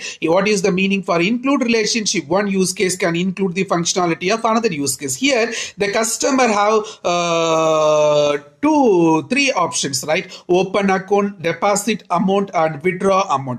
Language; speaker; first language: English; non-native, local second language; Tamil